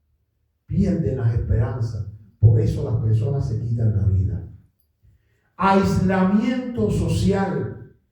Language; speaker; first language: Spanish; native; Spanish